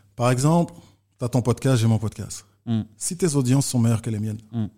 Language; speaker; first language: French; native; French